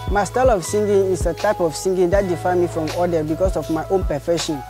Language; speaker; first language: English; non-native, fluent; French